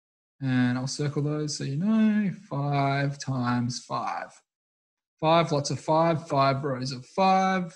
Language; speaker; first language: English; native; English